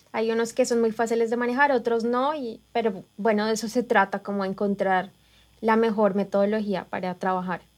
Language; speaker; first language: Spanish; native; Spanish